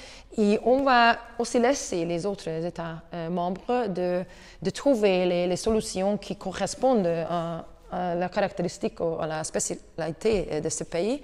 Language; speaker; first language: French; non-native, learner; Hungarian